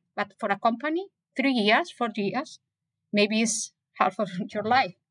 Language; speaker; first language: English; non-native, fluent; Spanish